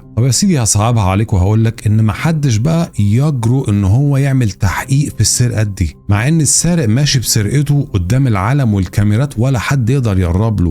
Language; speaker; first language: Arabic; native; Arabic